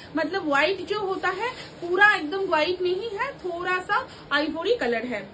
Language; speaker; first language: Hindi; non-native, local second language; Bangla